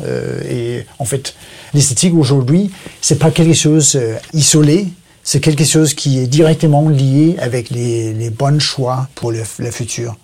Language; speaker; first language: French; non-native, learner; Danish